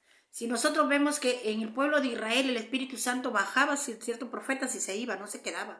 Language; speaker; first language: Spanish; native; Spanish